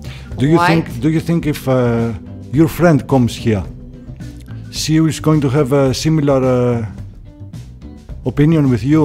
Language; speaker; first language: English; non-native, learner; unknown